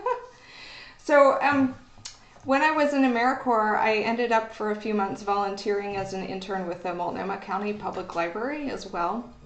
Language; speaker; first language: English; native; English